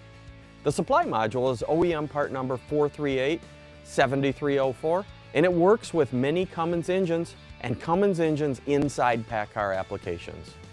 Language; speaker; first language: English; native; English